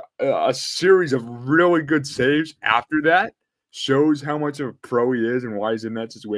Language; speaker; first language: English; native; English